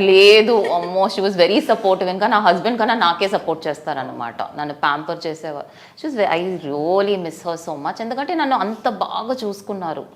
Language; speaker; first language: Telugu; non-native, fluent; Tamil